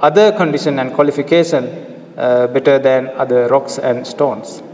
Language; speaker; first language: English; non-native, local second language; Sinhala